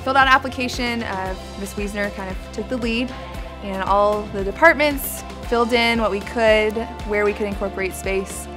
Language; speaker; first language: English; native; English